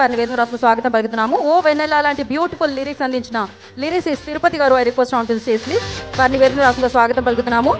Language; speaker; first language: Telugu; native; Telugu